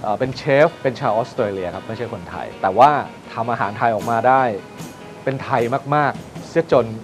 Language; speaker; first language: Thai; native; Thai